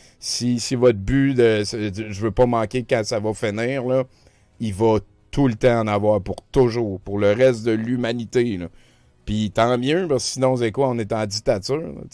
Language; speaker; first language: French; native; French